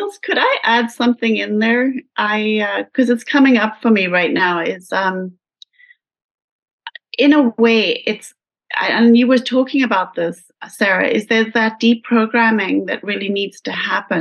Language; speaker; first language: English; native; English